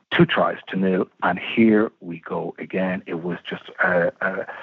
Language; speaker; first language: English; native; English